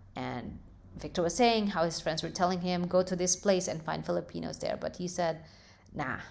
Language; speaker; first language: English; non-native, local second language; Filipino